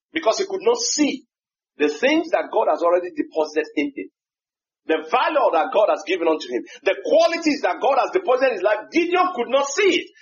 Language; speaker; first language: English; non-native, local second language; Yoruba